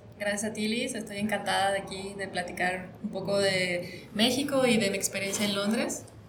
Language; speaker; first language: Spanish; native; Spanish